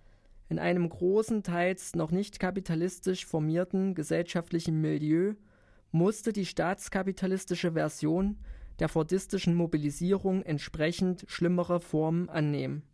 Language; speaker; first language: German; native; German